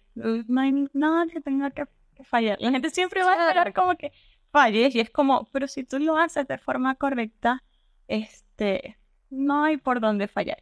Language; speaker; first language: Spanish; native; Spanish